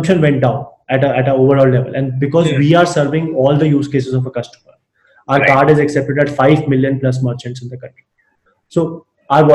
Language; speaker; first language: English; non-native, local second language; Hindi